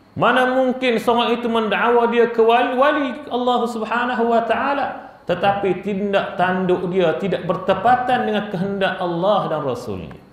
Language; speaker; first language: Malay; native; Malay